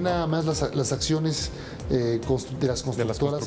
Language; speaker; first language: Spanish; native; Spanish